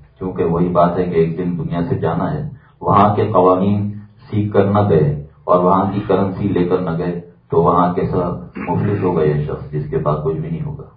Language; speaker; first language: Urdu; native; Urdu